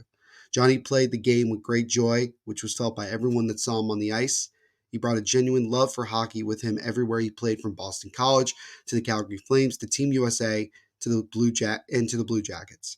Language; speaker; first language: English; native; English